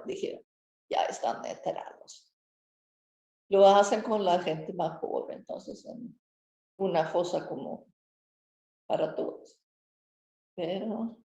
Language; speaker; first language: Spanish; non-native, fluent; Swedish